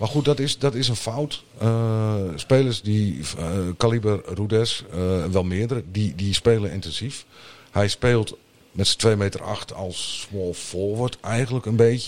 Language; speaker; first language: Dutch; native; Dutch